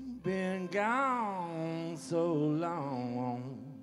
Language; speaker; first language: English; native; English